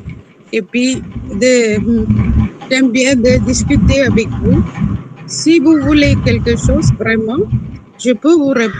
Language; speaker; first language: French; non-native, local second language; Tamil